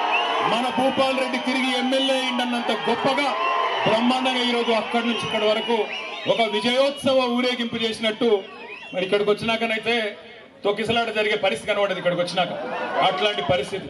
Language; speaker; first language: Telugu; native; Telugu